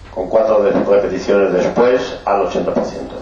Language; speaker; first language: Spanish; native; Spanish